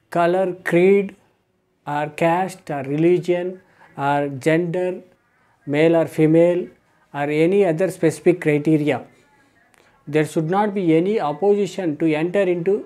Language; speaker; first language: English; non-native, local second language; Telugu